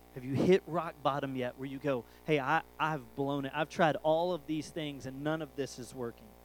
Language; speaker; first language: English; native; English